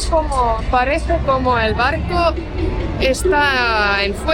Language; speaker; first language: Spanish; non-native, fluent; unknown